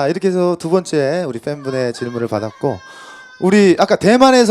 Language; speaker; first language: Korean; native; Korean